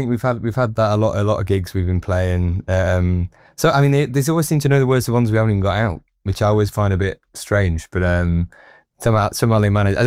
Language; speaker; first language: English; native; English